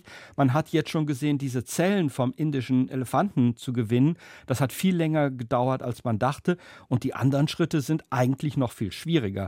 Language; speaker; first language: German; native; German